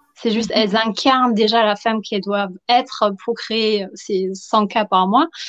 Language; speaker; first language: French; non-native, fluent; German